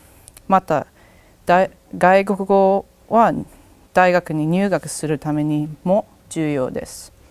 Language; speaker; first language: Japanese; non-native, learner; English